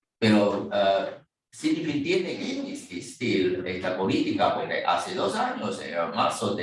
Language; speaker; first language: Spanish; non-native, fluent; Chinese